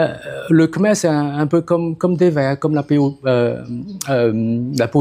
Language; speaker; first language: French; non-native, fluent; Khmer